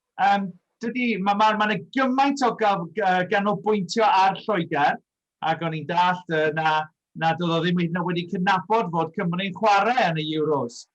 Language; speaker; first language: Welsh; early bilingual, heritage; Welsh